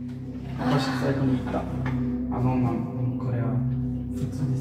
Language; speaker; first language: Japanese; non-native, learner; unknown